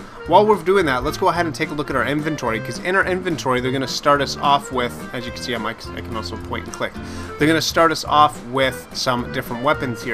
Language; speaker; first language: English; native; English